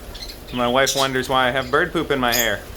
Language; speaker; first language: English; native; English